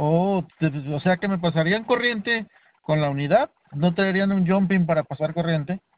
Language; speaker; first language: Spanish; native; Spanish